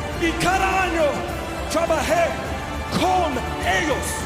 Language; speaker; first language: Spanish; non-native, learner; English